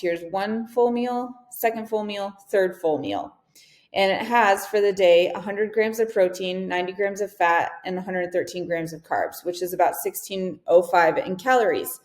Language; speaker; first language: English; native; English